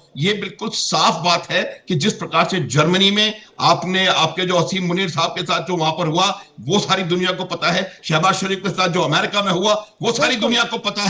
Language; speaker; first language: Hindi; native; Hindi